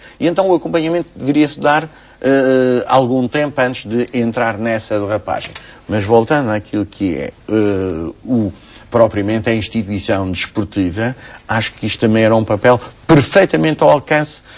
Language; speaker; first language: Portuguese; native; Portuguese